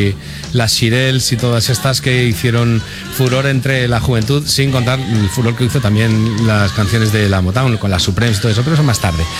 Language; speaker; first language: Spanish; native; Spanish